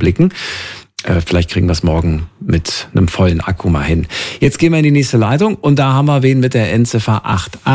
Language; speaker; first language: German; native; German